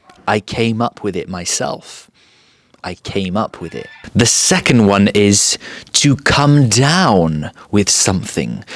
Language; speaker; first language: English; early bilingual, other home language; Polish